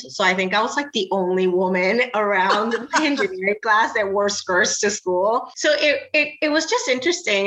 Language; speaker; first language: English; non-native, fluent; Spanish